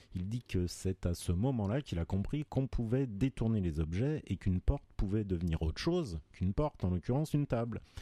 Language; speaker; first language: French; native; French